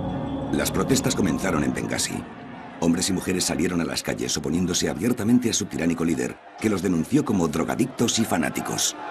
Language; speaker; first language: Spanish; native; Spanish